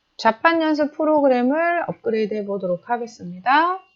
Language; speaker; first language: Korean; native; Korean